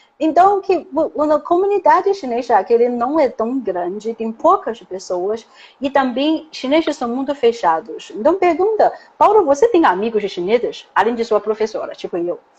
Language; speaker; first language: Portuguese; non-native, learner; Chinese